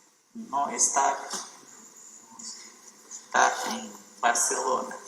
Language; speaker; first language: Portuguese; non-native, fluent; Spanish